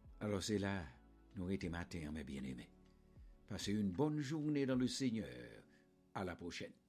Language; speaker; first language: French; non-native, local second language; Haitian Creole